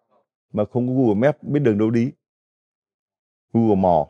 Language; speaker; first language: Vietnamese; native; Vietnamese